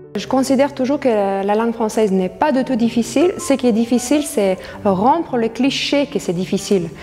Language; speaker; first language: French; non-native, fluent; Latvian